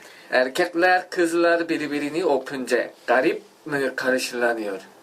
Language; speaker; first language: Turkish; non-native, learner; Korean